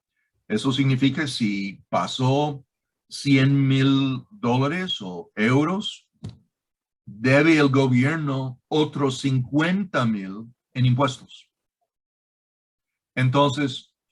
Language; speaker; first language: Spanish; non-native, fluent; English